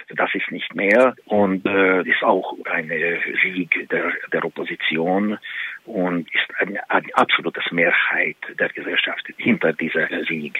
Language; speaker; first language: German; non-native, fluent; Hungarian